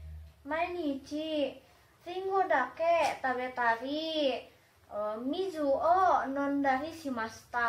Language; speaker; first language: Japanese; non-native, learner; Indonesian